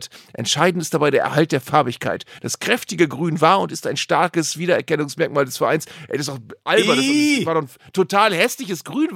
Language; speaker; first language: German; native; German